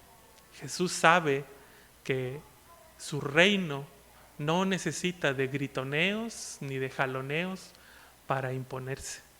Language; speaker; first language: Spanish; native; Spanish